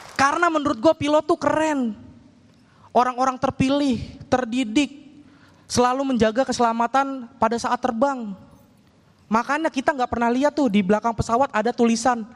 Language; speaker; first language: Indonesian; native; Indonesian